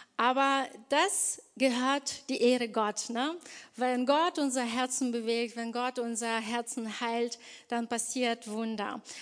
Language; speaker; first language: German; non-native, fluent; Ukrainian